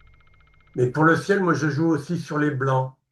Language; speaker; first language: French; native; French